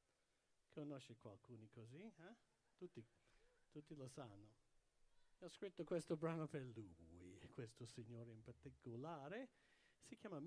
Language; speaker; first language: Italian; early bilingual, heritage; English